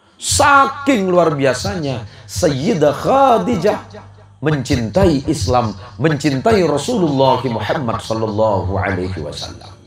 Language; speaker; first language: Indonesian; native; Indonesian